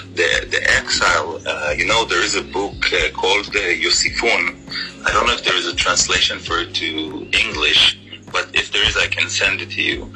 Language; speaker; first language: English; non-native, fluent; Hebrew